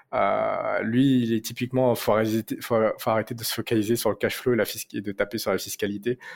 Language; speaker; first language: French; native; French